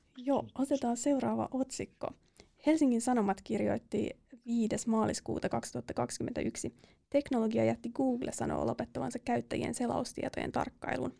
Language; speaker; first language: Finnish; native; Finnish